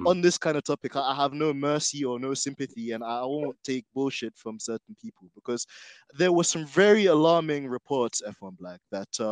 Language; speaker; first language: English; native; English